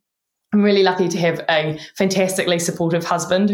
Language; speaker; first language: English; native; English